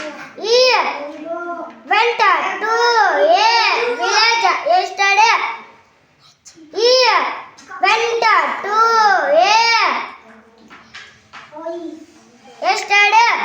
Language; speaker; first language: English; non-native, learner; Telugu